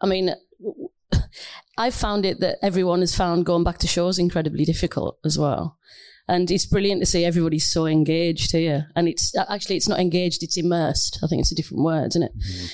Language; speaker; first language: English; native; English